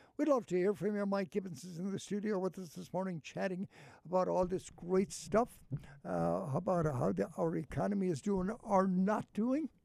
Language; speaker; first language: English; native; English